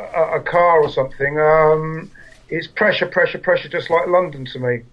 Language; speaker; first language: English; native; English